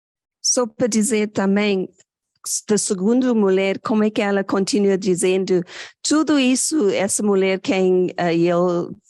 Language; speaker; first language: Portuguese; non-native, fluent; English